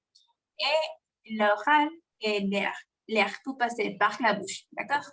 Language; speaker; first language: French; non-native, learner; Spanish